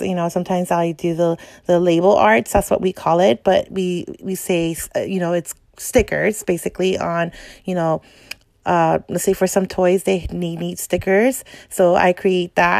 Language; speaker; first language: English; native; English